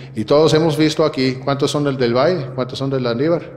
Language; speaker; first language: Spanish; early bilingual, heritage; Spanish